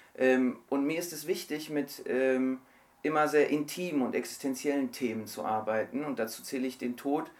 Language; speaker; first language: German; early bilingual, other home language; Turkish